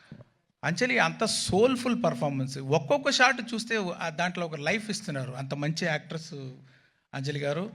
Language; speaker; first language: Telugu; non-native, fluent; Tamil